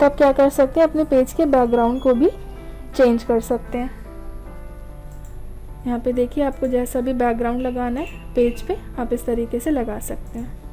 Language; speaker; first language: Hindi; native; Hindi